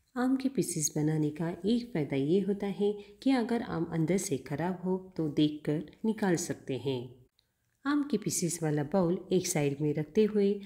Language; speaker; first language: Hindi; non-native, local second language; Marathi